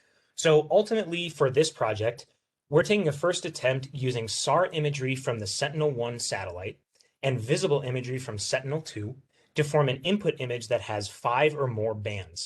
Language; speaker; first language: English; native; English